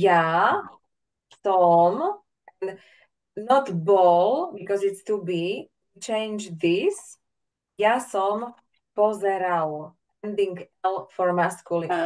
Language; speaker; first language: English; non-native, fluent; Slovak